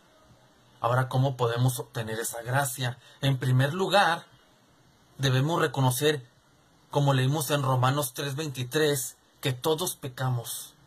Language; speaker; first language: Spanish; native; Spanish